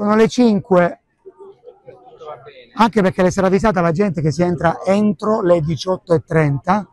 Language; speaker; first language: Italian; native; Italian